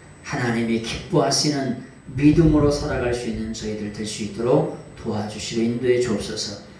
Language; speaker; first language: Korean; native; Korean